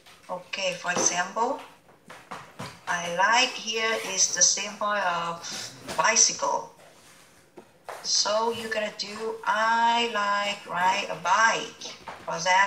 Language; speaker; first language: English; non-native, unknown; Vietnamese